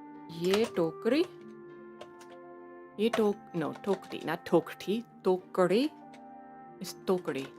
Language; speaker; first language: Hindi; non-native, learner; English